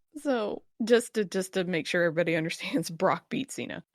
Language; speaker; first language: English; native; English